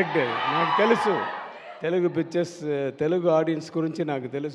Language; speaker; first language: Telugu; non-native, learner; Tamil